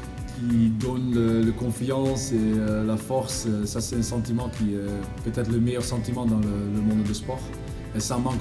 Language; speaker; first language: French; non-native, learner; Dutch